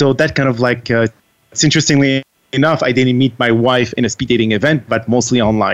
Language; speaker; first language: English; non-native, fluent; French